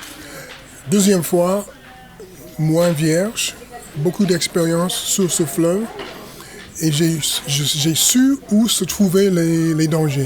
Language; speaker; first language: French; non-native, fluent; English